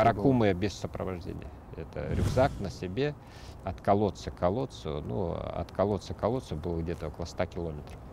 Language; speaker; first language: Russian; native; Russian